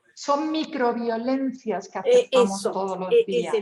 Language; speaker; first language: Spanish; native; Spanish